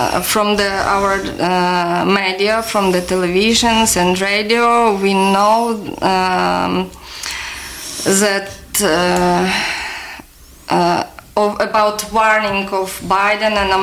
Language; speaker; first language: English; non-native, learner; Ukrainian